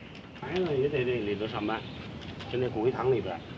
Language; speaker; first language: Chinese; native; Chinese